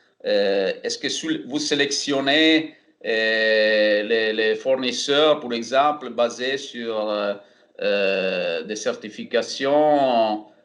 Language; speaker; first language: French; non-native, fluent; Italian